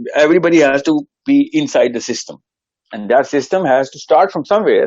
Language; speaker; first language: English; non-native, local second language; Urdu